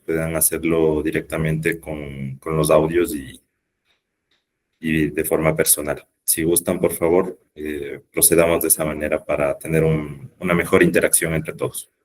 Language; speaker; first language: Spanish; native; Spanish